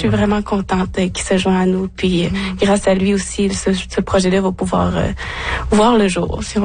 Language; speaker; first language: French; non-native, local second language; Innu-aimun